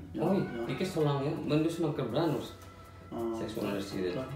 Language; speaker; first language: Swedish; non-native, fluent; Persian